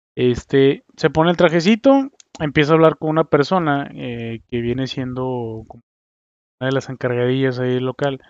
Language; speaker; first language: Spanish; native; Spanish